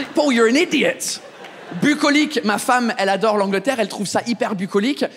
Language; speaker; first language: French; non-native, fluent; English